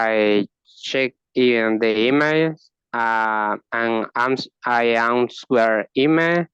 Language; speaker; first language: English; non-native, learner; Spanish